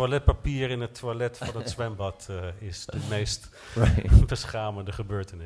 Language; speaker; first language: Dutch; native; Dutch